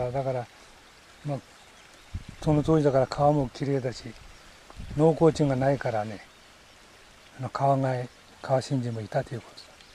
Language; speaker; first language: Japanese; native; Japanese